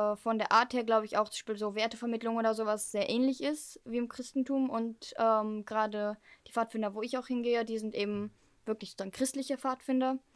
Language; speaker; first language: German; early bilingual, heritage; German